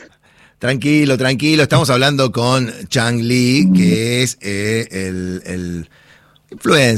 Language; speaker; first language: Spanish; native; Spanish